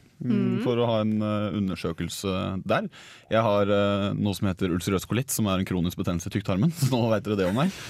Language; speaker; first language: Norwegian; native; Norwegian